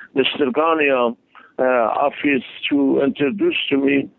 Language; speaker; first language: English; non-native, learner; Persian